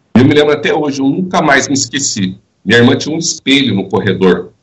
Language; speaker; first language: Portuguese; native; Portuguese